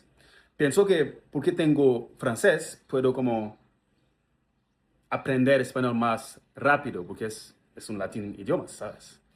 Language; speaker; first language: Spanish; non-native, learner; French